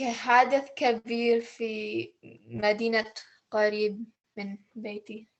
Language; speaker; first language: Arabic; non-native, learner; English